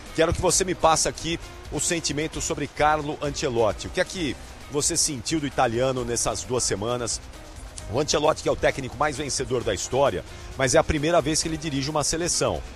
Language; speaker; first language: Portuguese; native; Portuguese